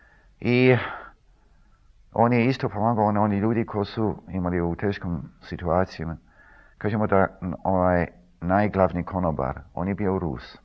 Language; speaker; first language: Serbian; early bilingual, heritage; Serbian